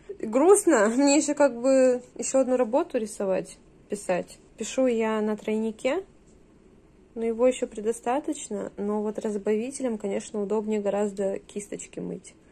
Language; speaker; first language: Russian; native; Russian